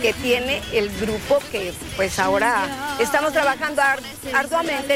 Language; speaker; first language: Spanish; non-native, local second language; Zapotec